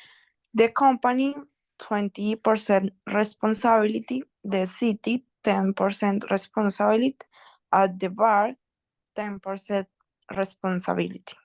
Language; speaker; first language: English; non-native, learner; Spanish